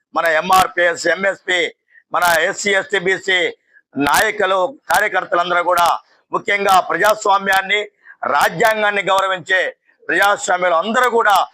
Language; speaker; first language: Telugu; native; Telugu